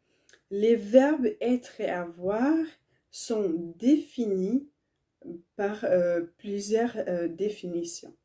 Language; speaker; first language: French; non-native, learner; Tigrinya